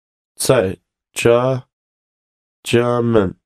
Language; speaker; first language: Chinese; non-native, learner; English